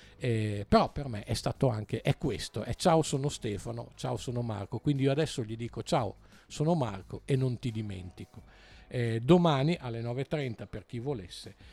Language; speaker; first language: Italian; native; Italian